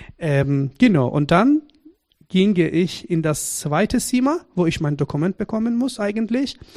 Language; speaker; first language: German; non-native, fluent; Persian